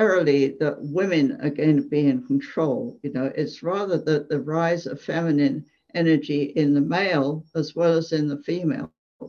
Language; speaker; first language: English; native; English